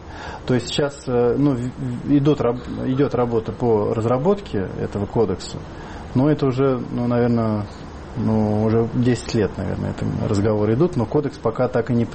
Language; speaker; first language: Russian; native; Russian